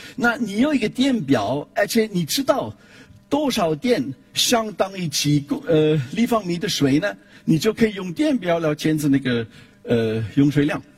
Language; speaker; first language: Chinese; non-native, fluent; German